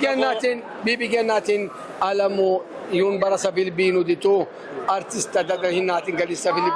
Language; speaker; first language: Filipino; non-native, learner; Arabic